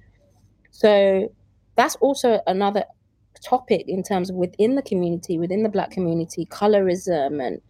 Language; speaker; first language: English; native; English